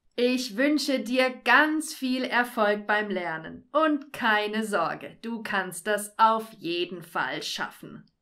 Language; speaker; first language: German; native; German